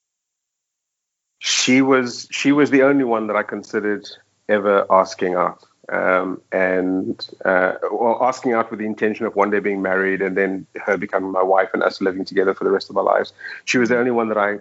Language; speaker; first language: English; native; English